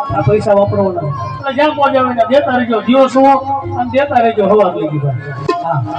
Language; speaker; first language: Gujarati; native; Gujarati